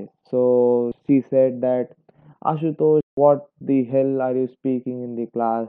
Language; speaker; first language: English; non-native, local second language; Hindi